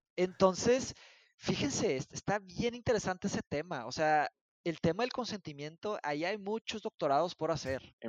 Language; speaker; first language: Spanish; early bilingual, other home language; Portuguese